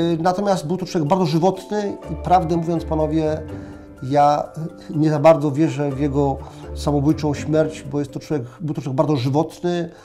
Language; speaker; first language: Polish; native; Polish